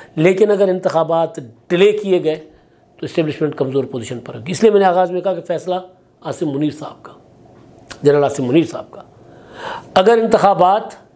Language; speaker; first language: Urdu; non-native, local second language; Sindhi